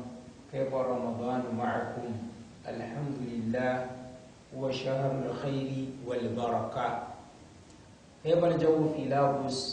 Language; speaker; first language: Arabic; non-native, fluent; Hausa